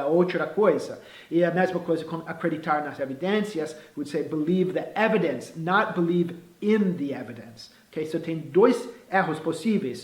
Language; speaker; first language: Portuguese; non-native, fluent; English